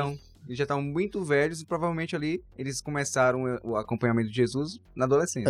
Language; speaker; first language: Portuguese; native; Portuguese